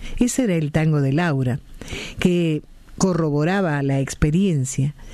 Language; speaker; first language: Spanish; native; Spanish